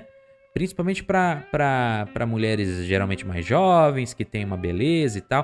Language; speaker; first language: Portuguese; native; Portuguese